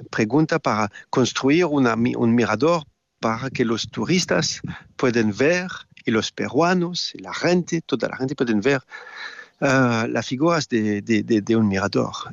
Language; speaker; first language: Spanish; non-native, learner; French